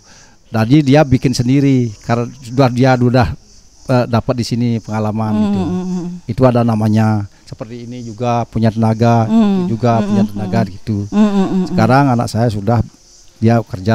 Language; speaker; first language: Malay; non-native, local second language; Balinese